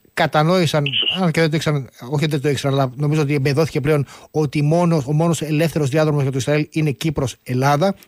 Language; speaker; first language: Greek; native; Greek